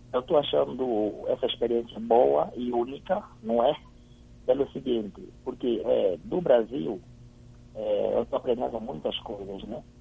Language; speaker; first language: Portuguese; native; Portuguese